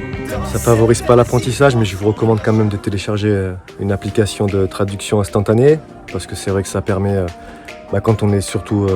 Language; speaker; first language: French; native; French